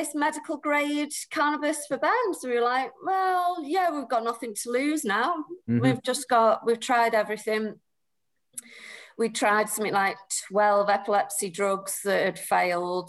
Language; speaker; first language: English; native; English